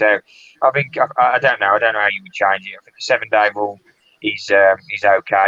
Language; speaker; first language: English; native; English